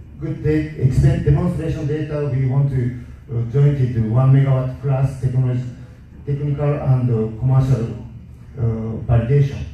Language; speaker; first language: English; non-native, learner; Japanese